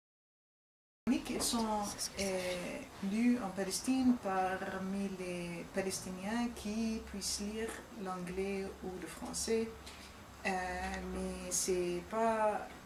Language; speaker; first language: French; non-native, fluent; Arabic